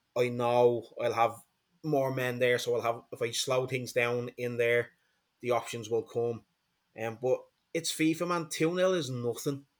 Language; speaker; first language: English; native; English